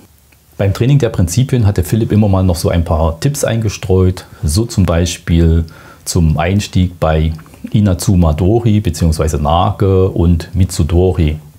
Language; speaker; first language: German; native; German